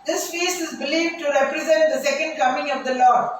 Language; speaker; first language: English; non-native, local second language; Tamil